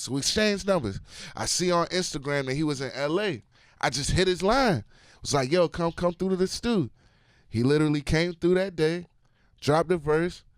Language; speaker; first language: English; native; English